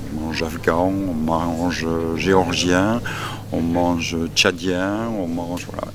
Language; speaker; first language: French; native; French